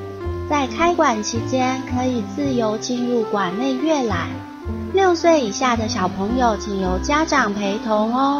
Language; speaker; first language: Chinese; native; Chinese